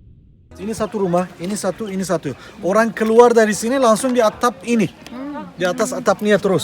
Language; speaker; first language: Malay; non-native, fluent; Turkish